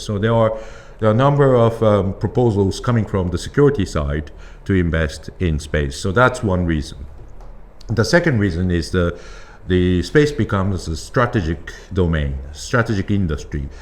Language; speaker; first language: English; non-native, fluent; Japanese